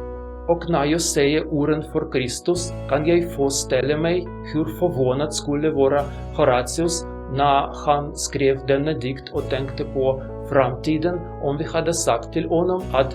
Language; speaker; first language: Swedish; non-native, learner; Russian